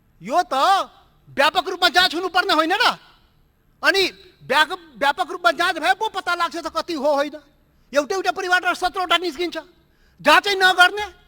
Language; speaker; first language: Nepali; non-native, local second language; Maithili